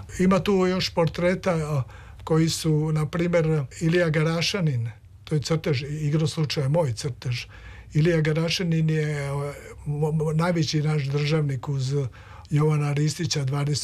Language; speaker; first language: Serbian; native; Serbian